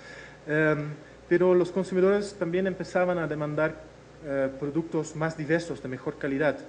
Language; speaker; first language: Spanish; non-native, fluent; Dutch